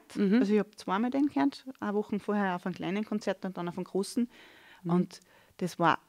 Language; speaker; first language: German; native; German